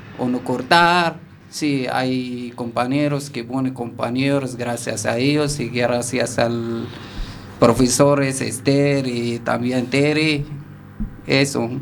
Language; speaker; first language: Spanish; non-native, learner; Arabic